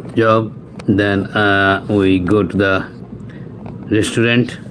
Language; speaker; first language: English; non-native, local second language; Bangla